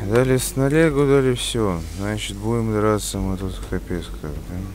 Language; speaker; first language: Russian; native; Russian